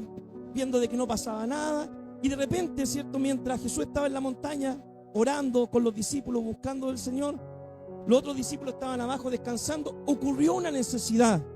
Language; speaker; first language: Spanish; native; Spanish